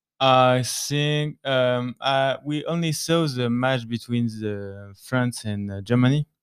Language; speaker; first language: English; non-native, learner; French